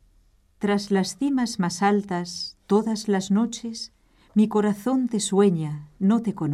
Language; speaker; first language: Spanish; native; Spanish